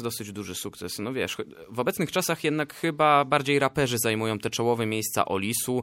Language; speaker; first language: Polish; native; Polish